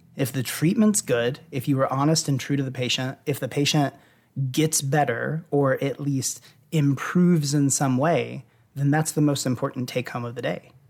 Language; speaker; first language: English; native; English